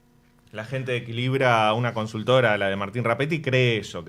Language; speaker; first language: Spanish; native; Spanish